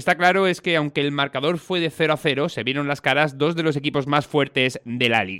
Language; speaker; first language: Spanish; native; Spanish